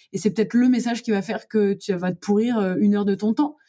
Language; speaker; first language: French; native; French